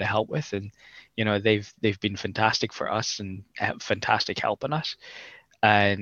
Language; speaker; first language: English; native; English